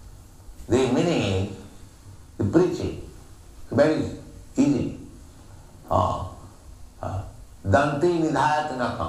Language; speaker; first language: English; non-native, local second language; Bangla